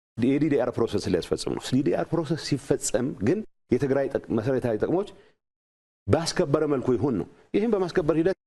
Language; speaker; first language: Amharic; non-native, local second language; Tigrinya